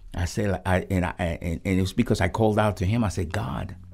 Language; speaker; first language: English; early bilingual, other home language; Spanish